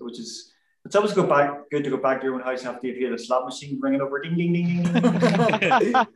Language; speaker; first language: English; native; English